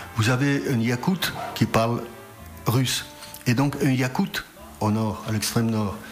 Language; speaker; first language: French; non-native, fluent; Russian